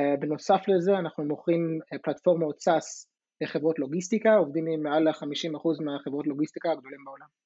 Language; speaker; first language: Hebrew; non-native, fluent; English